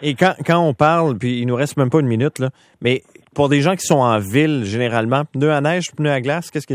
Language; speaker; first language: French; native; French